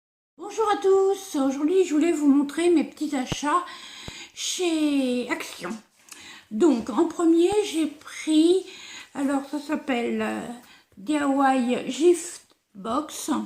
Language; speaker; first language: French; native; French